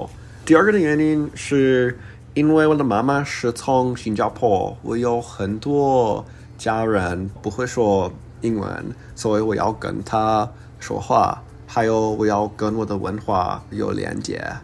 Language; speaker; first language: Chinese; early bilingual, heritage; English